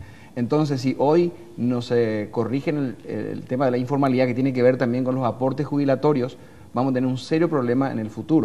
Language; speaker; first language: Spanish; native; Spanish